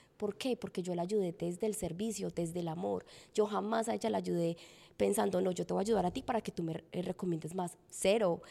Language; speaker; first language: Spanish; native; Spanish